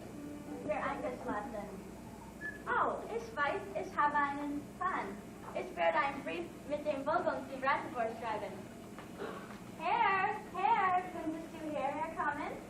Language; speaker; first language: German; non-native, learner; English